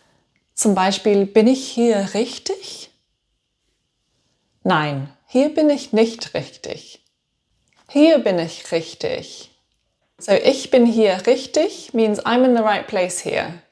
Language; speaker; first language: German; non-native, fluent; English